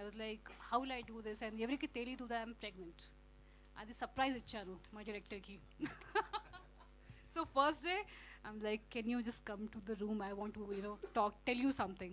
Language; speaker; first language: Telugu; non-native, fluent; Hindi